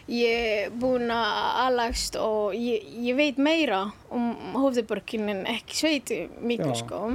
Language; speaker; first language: Icelandic; non-native, fluent; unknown